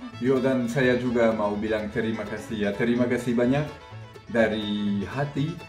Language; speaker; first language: Indonesian; non-native, fluent; French